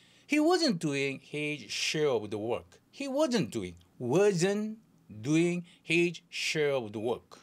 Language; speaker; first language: English; non-native, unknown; Korean